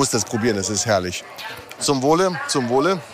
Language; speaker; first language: German; native; German